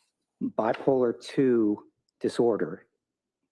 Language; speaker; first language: English; native; English